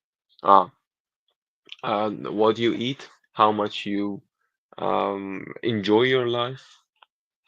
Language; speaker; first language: English; non-native, learner; Persian